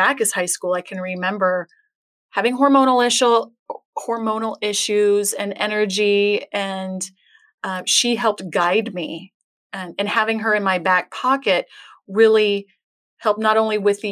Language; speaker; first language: English; native; English